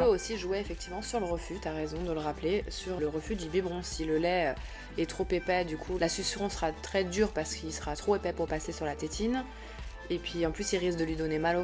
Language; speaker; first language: French; native; French